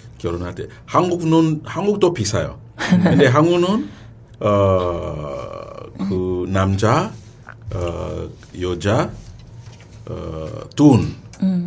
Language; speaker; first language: Korean; non-native, learner; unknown